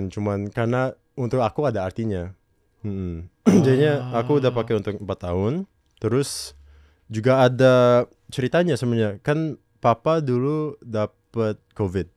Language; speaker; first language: Indonesian; non-native, local second language; English